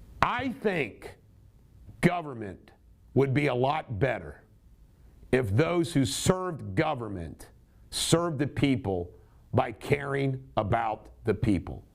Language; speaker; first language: English; native; English